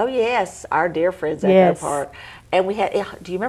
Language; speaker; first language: English; native; English